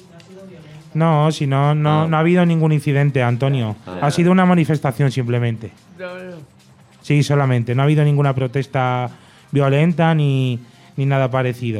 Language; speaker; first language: Spanish; native; Spanish